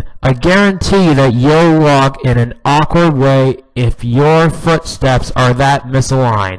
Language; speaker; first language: English; native; English